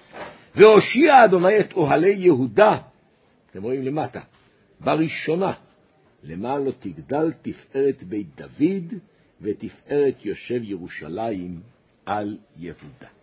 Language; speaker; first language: Hebrew; native; Hebrew